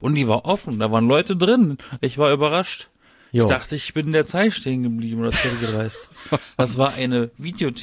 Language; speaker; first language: German; native; German